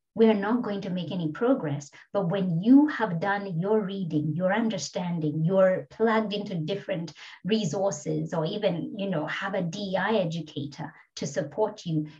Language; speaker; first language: English; non-native, local second language; Kikuyu